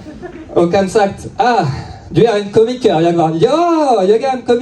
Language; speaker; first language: Swedish; non-native, learner; French